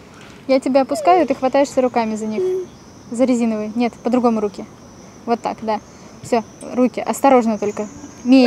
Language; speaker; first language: Russian; native; Russian